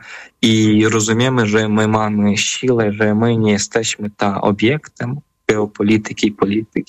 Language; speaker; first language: Polish; non-native, fluent; Ukrainian